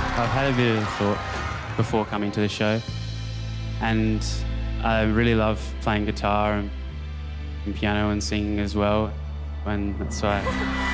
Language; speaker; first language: English; native; English